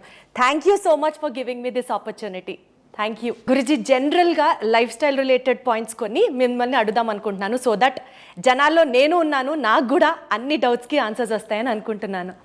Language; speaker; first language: Telugu; native; Telugu